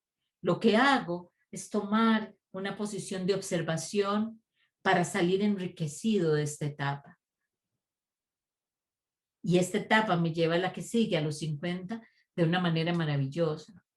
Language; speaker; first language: Spanish; native; Spanish